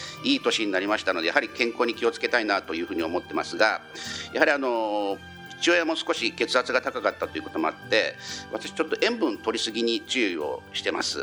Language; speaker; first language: Japanese; native; Japanese